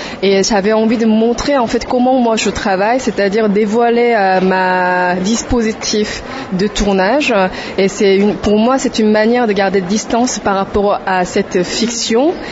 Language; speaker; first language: French; non-native, fluent; Korean